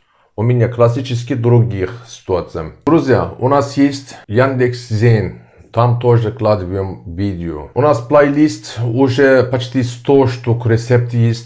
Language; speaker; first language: Russian; non-native, learner; Turkish